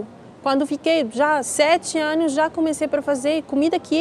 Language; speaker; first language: Portuguese; non-native, learner; Arabic